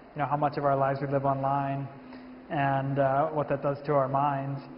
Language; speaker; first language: English; native; English